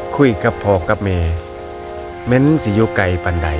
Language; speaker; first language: Thai; non-native, local second language; Northeastern Thai